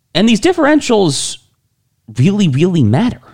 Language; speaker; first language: English; native; English